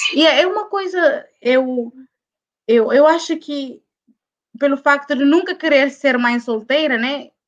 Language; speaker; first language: Portuguese; non-native, local second language; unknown